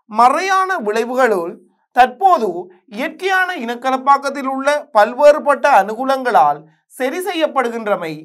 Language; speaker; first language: Tamil; native; Tamil